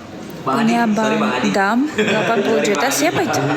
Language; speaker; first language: Indonesian; non-native, learner; Russian